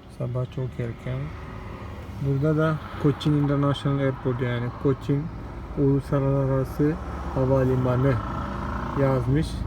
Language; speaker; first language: Turkish; non-native, fluent; Malayalam